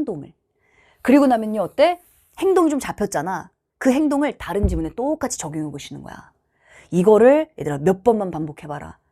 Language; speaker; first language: Korean; native; Korean